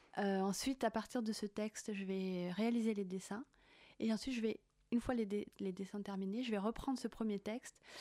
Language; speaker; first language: French; native; French